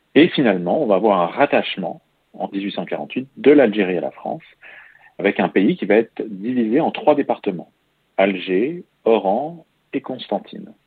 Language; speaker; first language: French; native; French